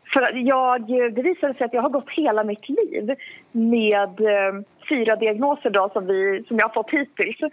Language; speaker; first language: Swedish; native; Swedish